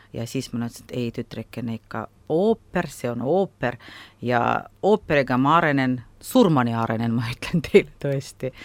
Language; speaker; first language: Estonian; non-native, local second language; Russian